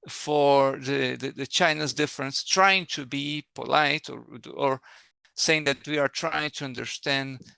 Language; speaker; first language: English; non-native, learner; Portuguese